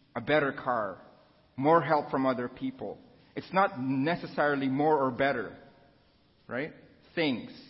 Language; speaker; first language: English; non-native, local second language; Filipino